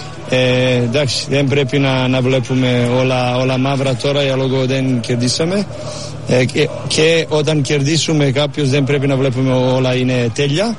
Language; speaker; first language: Greek; non-native, learner; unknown